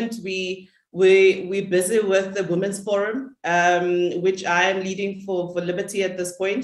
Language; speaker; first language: English; non-native, local second language; Zulu